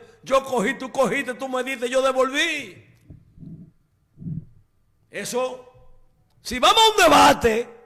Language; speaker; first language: Spanish; native; Spanish